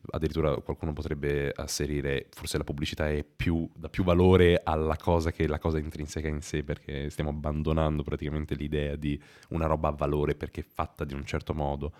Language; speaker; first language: Italian; native; Italian